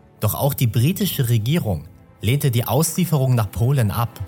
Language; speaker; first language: German; native; German